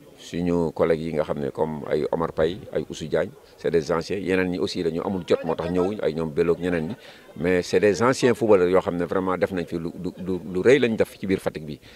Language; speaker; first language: Wolof; native; Wolof